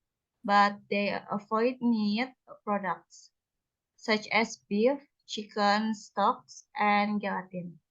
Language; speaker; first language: English; non-native, learner; Indonesian